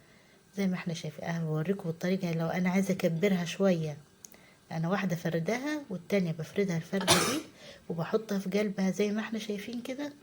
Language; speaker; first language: Arabic; native; Arabic